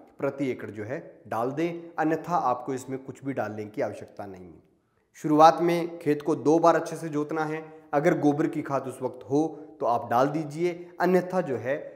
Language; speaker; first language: Hindi; native; Hindi